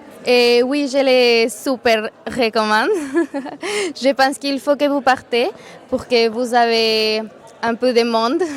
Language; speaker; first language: French; non-native, fluent; Spanish